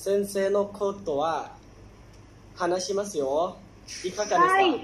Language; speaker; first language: Japanese; non-native, learner; Thai